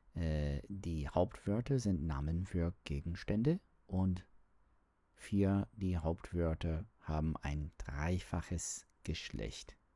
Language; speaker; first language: German; non-native, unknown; English